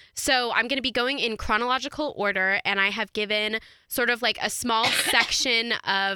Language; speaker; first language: English; native; English